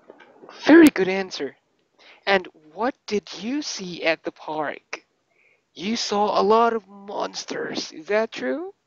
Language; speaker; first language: English; non-native, fluent; Russian